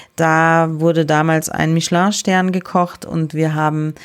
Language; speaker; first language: German; native; German